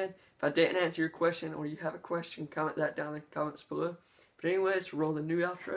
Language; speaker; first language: English; native; English